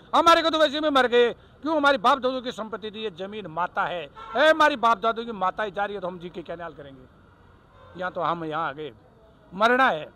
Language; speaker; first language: Hindi; native; Hindi